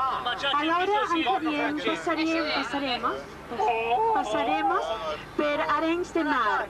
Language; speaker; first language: Italian; non-native, learner; Catalan